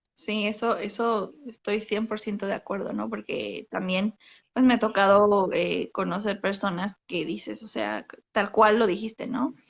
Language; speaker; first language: Spanish; native; Spanish